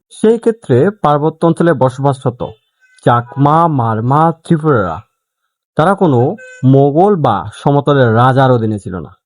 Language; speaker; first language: Bangla; non-native, local second language; Chakma